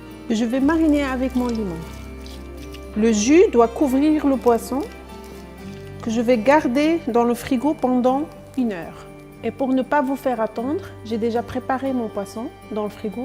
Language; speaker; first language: French; non-native, fluent; Spanish